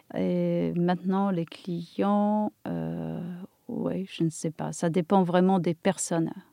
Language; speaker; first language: French; non-native, fluent; Polish